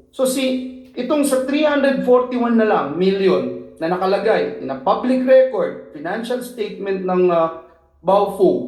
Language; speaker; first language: Filipino; native; Filipino